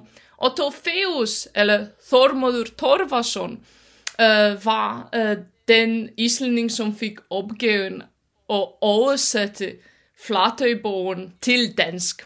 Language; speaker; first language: Danish; non-native, fluent; Polish